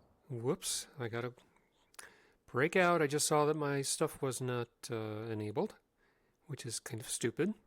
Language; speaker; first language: English; native; English